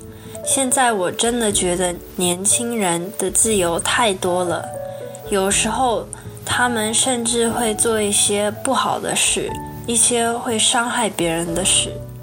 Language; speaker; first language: Chinese; early bilingual, heritage; Chinese